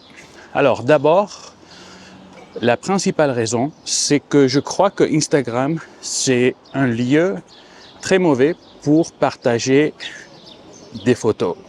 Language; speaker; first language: French; non-native, fluent; Spanish